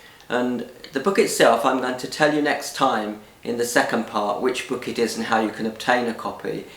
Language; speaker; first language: English; native; English